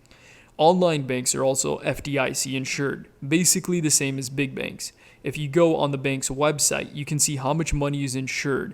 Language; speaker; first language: English; native; English